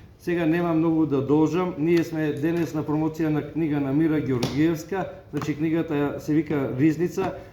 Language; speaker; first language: Macedonian; native; Macedonian